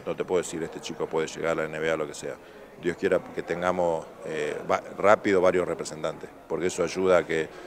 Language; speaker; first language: Spanish; native; Spanish